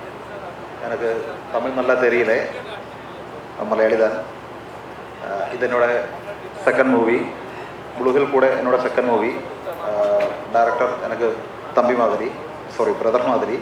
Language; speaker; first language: Tamil; non-native, learner; Malayalam